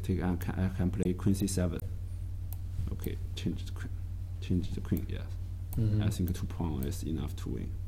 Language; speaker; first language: English; non-native, learner; Chinese